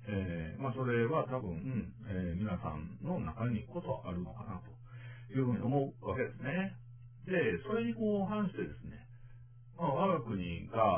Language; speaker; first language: Japanese; native; Japanese